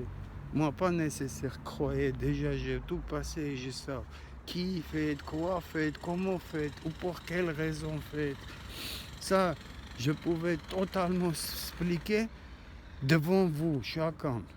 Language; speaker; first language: French; non-native, learner; Armenian